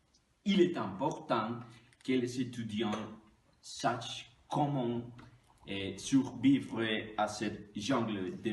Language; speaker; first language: French; non-native, learner; Spanish